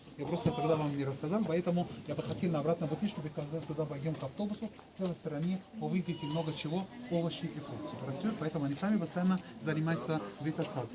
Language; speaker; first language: Russian; non-native, learner; Arabic